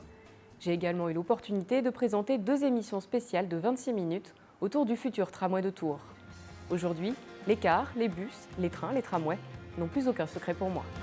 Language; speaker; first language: French; native; French